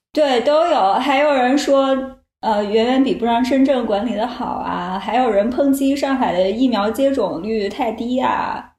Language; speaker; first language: Chinese; native; Chinese